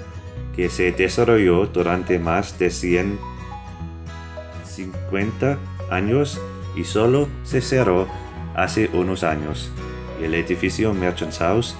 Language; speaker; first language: Spanish; non-native, fluent; English